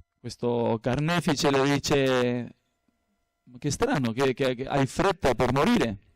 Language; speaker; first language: Italian; non-native, fluent; Spanish